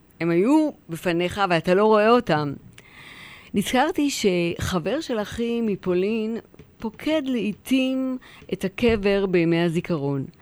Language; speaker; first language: Hebrew; early bilingual, other home language; Polish